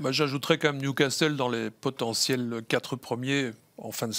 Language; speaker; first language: French; native; French